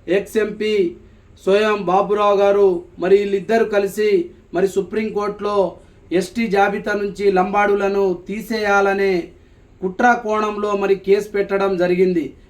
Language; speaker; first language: Telugu; non-native, local second language; Lambadi